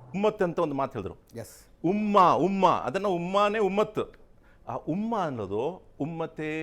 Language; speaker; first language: Kannada; non-native, local second language; Tamil